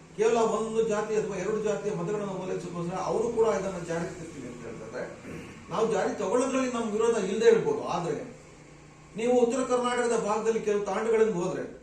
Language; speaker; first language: Kannada; non-native, local second language; Lambadi